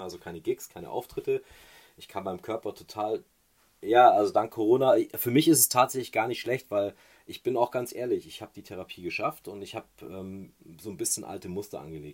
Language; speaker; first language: German; native; German